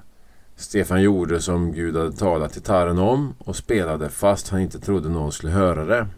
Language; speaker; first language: Swedish; native; Swedish